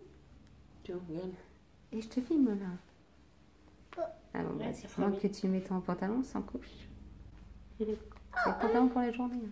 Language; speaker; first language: French; native; French